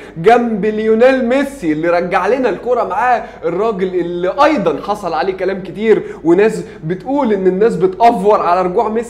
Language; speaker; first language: Arabic; native; Arabic